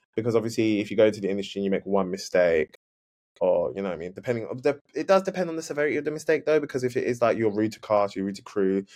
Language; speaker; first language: English; native; English